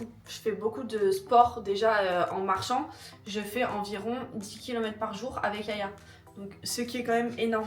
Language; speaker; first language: French; native; French